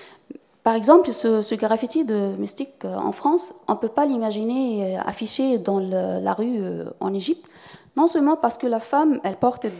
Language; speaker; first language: French; non-native, fluent; Arabic